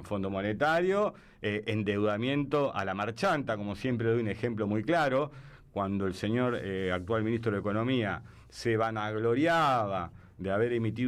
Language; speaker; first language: Spanish; native; Spanish